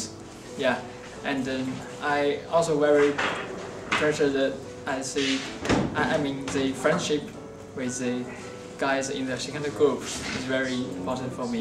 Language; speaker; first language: English; non-native, learner; Chinese